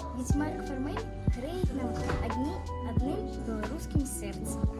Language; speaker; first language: Belarusian; non-native, local second language; Russian